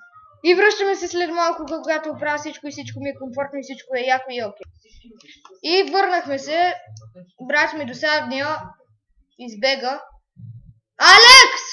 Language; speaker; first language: Bulgarian; native; Bulgarian